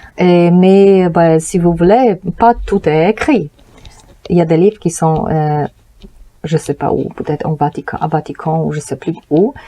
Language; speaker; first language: French; non-native, fluent; Polish